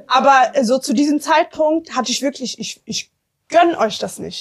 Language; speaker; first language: German; early bilingual, other home language; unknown